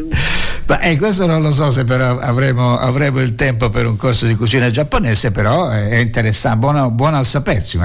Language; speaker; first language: Italian; native; Italian